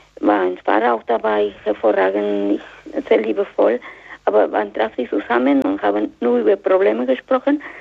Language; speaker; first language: German; non-native, fluent; Spanish